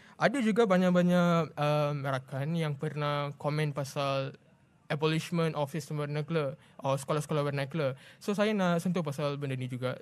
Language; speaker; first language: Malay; non-native, local second language; Tamil